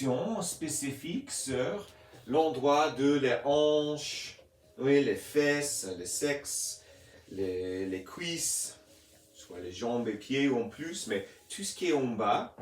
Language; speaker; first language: French; non-native, fluent; English